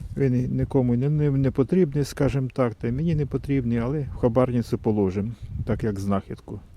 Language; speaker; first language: Ukrainian; non-native, local second language; Russian